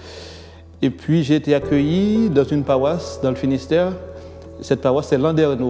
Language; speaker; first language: French; non-native, local second language; Haitian Creole